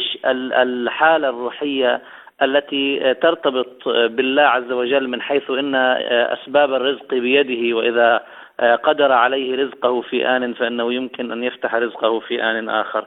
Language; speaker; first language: Arabic; native; Arabic